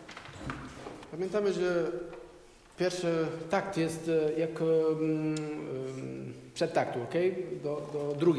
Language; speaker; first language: Polish; non-native, learner; Portuguese